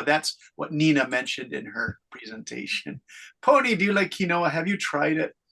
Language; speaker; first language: English; native; English